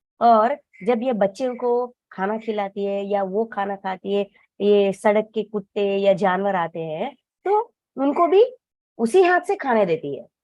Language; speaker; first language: Hindi; non-native, local second language; Telugu